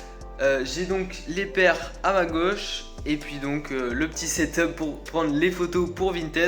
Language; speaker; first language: French; native; French